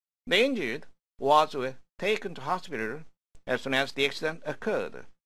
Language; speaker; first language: English; non-native, fluent; Korean